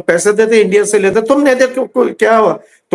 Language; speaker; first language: Hindi; non-native, learner; Bangla